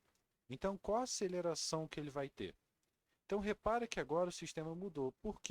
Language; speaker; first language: Portuguese; native; Portuguese